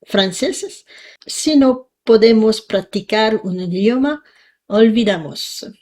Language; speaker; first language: Spanish; non-native, learner; French